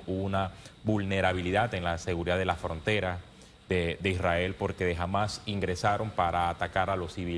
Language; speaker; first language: Spanish; native; Spanish